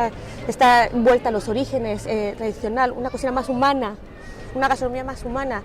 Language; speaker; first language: Spanish; native; Spanish